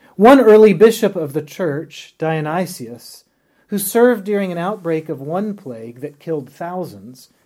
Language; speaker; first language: English; native; English